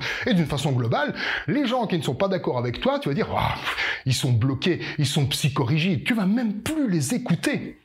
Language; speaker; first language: French; native; French